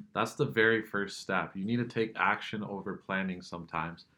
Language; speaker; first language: English; native; English